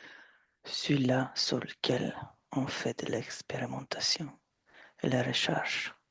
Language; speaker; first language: French; non-native, fluent; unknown